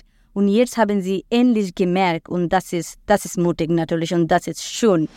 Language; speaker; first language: German; non-native, fluent; Bangla